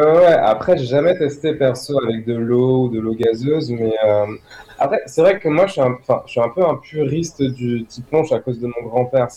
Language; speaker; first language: French; native; French